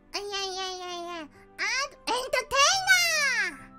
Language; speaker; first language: English; non-native, learner; Japanese